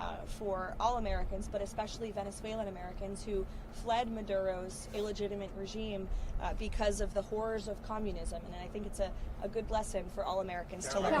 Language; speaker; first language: English; native; English